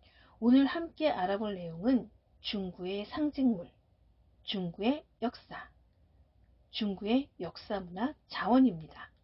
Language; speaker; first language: Korean; native; Korean